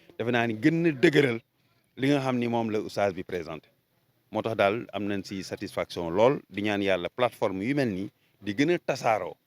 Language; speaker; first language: Wolof; native; Wolof